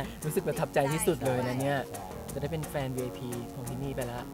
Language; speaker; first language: Thai; native; Thai